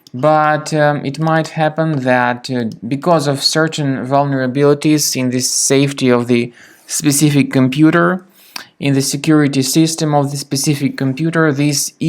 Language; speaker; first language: English; non-native, fluent; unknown